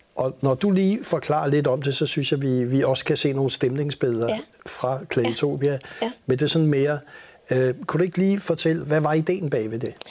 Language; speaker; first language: Danish; native; Danish